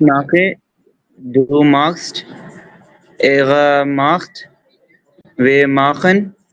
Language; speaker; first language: German; non-native, learner; Urdu